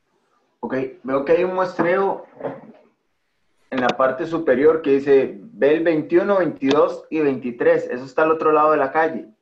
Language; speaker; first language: Spanish; native; Spanish